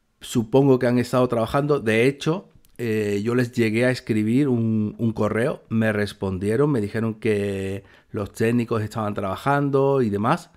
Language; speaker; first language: Spanish; native; Spanish